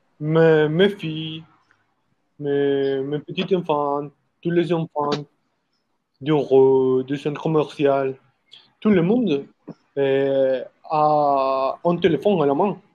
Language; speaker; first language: French; non-native, learner; Spanish